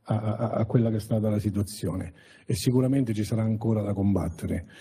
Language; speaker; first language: Italian; native; Italian